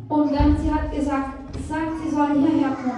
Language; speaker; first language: German; non-native, fluent; Portuguese